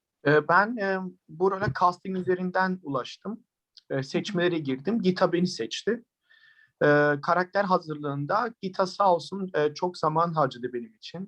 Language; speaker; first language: Turkish; early bilingual, heritage; Turkish